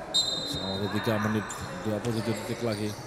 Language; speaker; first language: Indonesian; native; Indonesian